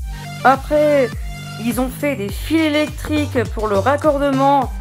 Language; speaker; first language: French; native; French